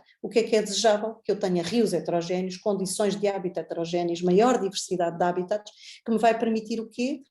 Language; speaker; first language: Portuguese; native; Portuguese